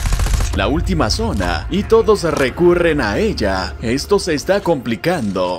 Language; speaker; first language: Spanish; native; Spanish